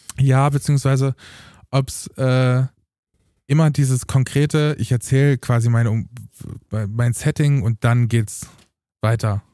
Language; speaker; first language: German; early bilingual, other home language; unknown